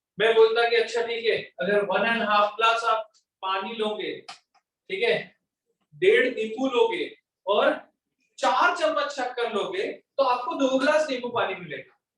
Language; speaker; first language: Hindi; non-native, local second language; Gujarati